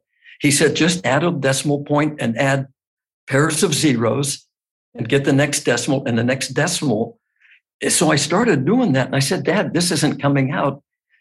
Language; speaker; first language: English; native; English